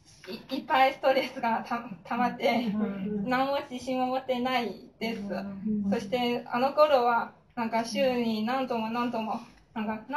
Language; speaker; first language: Japanese; non-native, fluent; Chinese